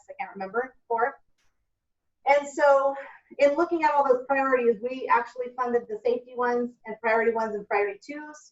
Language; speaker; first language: English; native; English